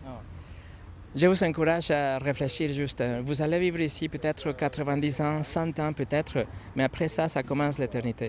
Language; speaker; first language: French; non-native, fluent; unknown